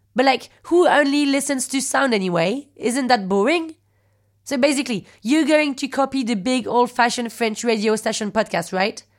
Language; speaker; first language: English; non-native, fluent; French